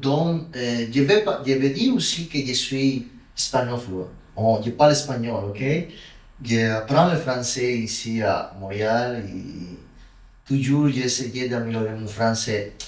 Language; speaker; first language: French; non-native, learner; Spanish